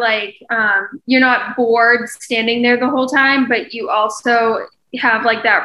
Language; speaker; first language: English; native; English